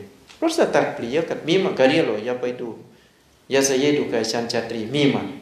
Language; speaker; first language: Russian; non-native, learner; Thai